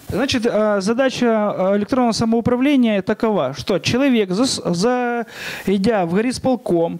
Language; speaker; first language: Russian; non-native, local second language; Ukrainian